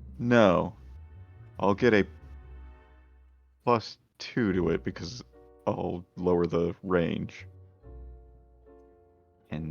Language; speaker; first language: English; native; English